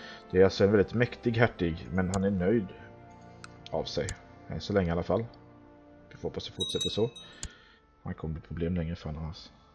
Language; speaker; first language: Swedish; native; Swedish